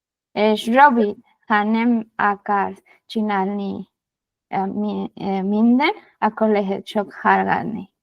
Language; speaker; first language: Hungarian; non-native, learner; Spanish